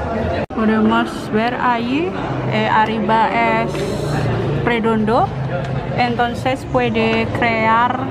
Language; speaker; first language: Spanish; non-native, learner; Indonesian